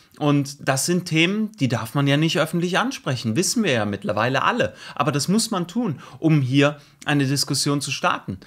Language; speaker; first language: German; native; German